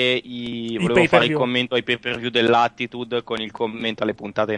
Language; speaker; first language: Italian; native; Italian